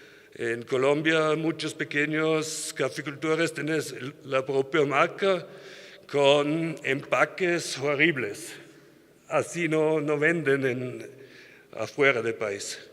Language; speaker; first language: Spanish; non-native, learner; German